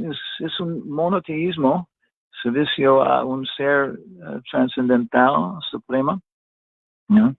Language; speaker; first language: Spanish; non-native, fluent; English